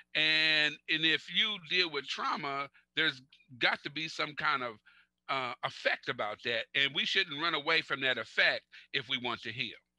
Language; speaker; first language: English; native; English